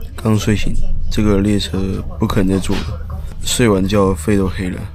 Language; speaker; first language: Chinese; native; Chinese